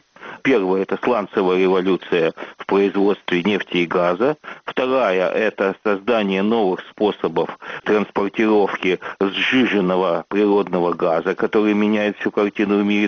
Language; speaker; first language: Russian; native; Russian